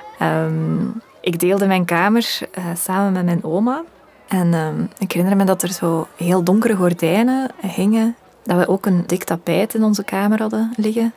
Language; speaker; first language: Dutch; early bilingual, other home language; Russian